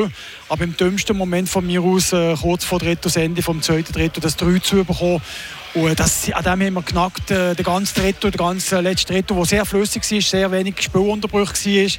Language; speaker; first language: German; native; German